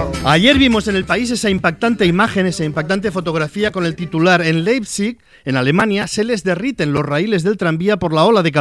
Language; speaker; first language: Spanish; native; Spanish